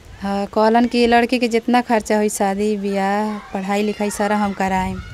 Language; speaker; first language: Hindi; native; Hindi